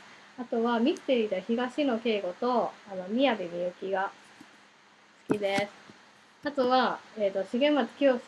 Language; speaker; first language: Japanese; early bilingual, heritage; Japanese